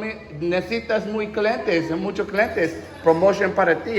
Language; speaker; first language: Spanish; non-native, learner; English